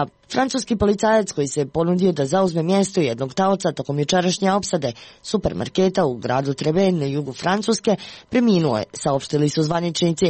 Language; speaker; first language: Croatian; native; Croatian